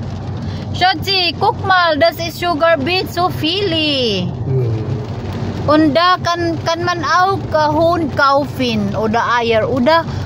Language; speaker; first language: German; non-native, learner; Cebuano